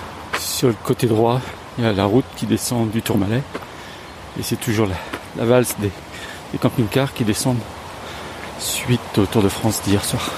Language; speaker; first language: French; native; French